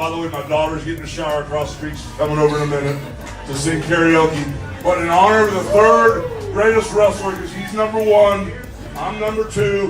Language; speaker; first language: English; native; English